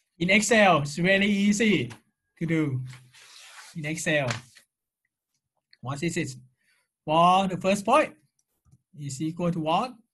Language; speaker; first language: English; non-native, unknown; Thai